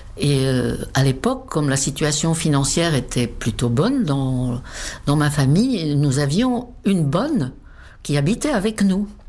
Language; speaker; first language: French; non-native, fluent; Czech